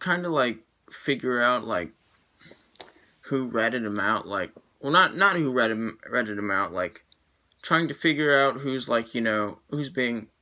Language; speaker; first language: English; native; English